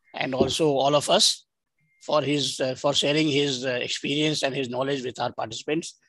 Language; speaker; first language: English; non-native, local second language; Bangla